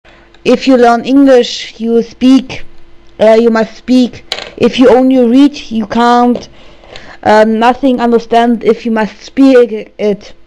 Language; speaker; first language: English; non-native, learner; German